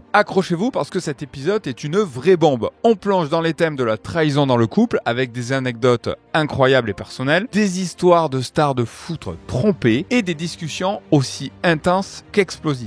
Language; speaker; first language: French; native; French